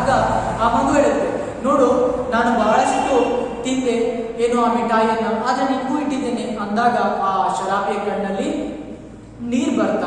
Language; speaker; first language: Kannada; native; Kannada